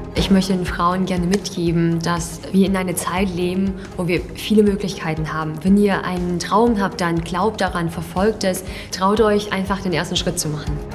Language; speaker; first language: German; early bilingual, other home language; Chinese